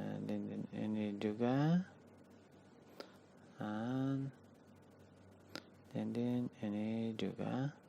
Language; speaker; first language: Indonesian; non-native, learner; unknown